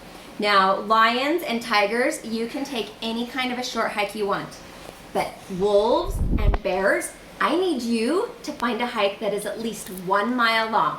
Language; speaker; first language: English; native; English